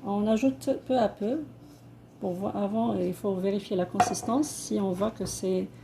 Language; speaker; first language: French; non-native, local second language; Arabic